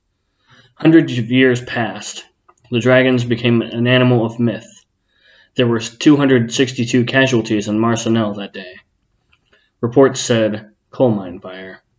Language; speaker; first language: English; native; English